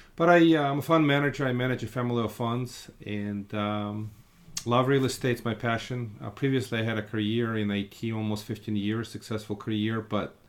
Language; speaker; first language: English; non-native, fluent; Russian